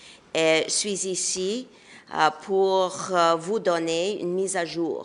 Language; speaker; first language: French; non-native, local second language; English